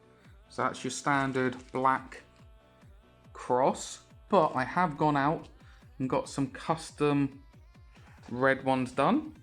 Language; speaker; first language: English; native; English